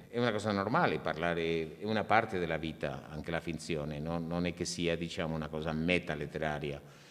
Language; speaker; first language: Italian; non-native, fluent; Spanish